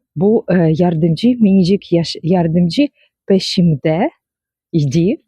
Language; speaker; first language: Turkish; non-native, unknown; Ukrainian